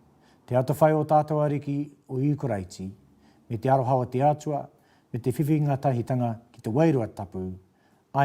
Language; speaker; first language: Māori; non-native, local second language; English